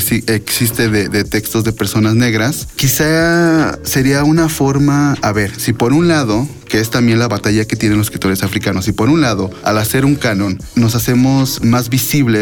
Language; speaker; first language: Spanish; native; Spanish